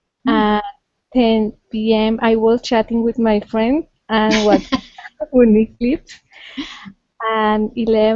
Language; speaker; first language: English; non-native, learner; Spanish